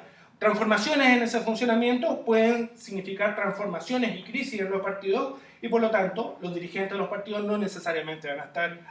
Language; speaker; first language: Spanish; native; Spanish